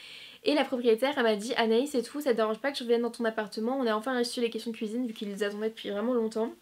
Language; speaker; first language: French; native; French